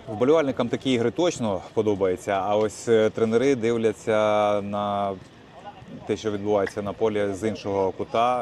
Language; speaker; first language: Ukrainian; native; Ukrainian